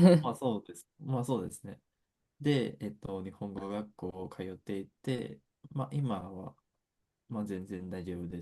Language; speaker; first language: Japanese; non-native, fluent; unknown